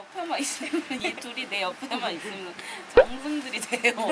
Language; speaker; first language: Korean; native; Korean